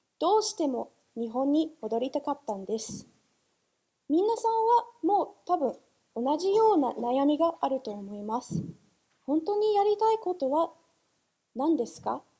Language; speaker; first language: Japanese; non-native, fluent; English